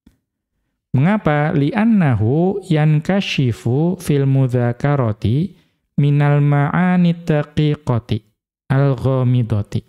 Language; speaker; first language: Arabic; non-native, fluent; Indonesian